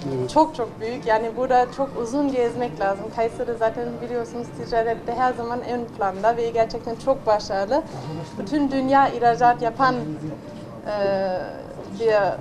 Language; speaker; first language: Turkish; non-native, fluent; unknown